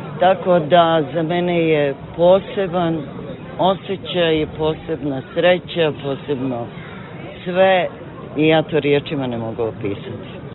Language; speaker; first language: Serbian; native; Serbian